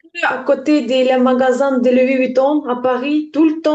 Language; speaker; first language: French; non-native, learner; Ukrainian